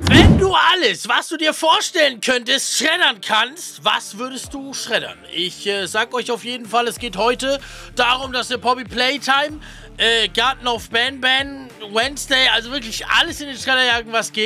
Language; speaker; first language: German; native; German